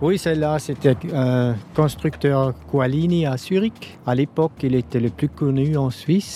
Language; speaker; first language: French; non-native, local second language; German